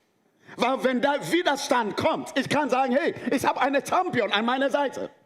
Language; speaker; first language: German; non-native, fluent; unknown